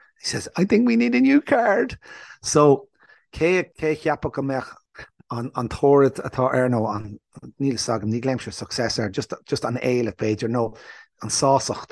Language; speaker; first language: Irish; non-native, local second language; English